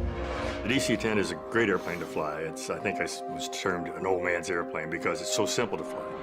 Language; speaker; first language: English; native; English